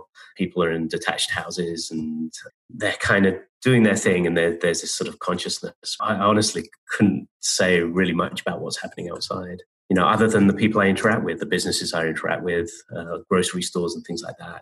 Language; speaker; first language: English; native; English